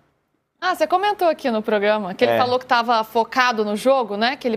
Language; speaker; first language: Portuguese; native; Portuguese